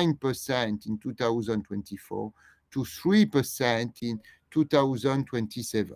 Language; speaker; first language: English; non-native, fluent; French